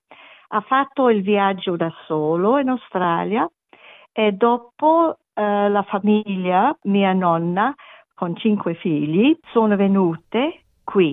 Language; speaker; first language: Italian; non-native, learner; English